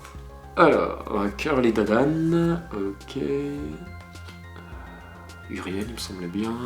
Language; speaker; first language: French; native; French